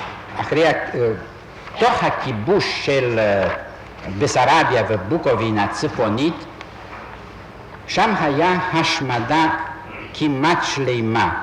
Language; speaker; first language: Hebrew; non-native, fluent; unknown